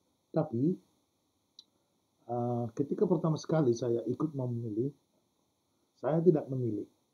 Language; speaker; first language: Indonesian; early bilingual, heritage; Indonesian